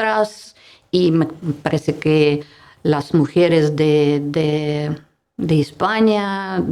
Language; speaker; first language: Spanish; non-native, learner; Russian